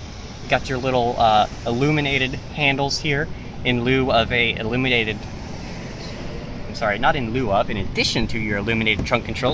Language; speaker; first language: English; native; English